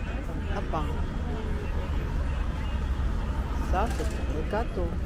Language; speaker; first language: French; non-native, fluent; Russian